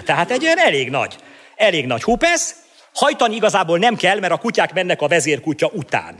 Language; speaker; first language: Hungarian; native; Hungarian